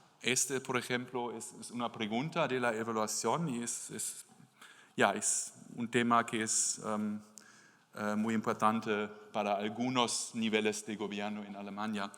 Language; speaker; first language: Spanish; non-native, learner; German